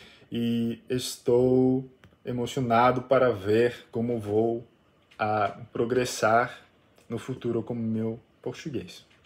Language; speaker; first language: Portuguese; non-native, learner; English